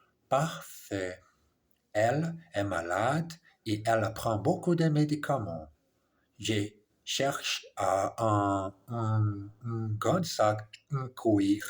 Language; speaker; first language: French; non-native, learner; English